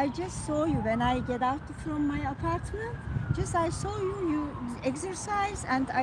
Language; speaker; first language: English; non-native, learner; Turkish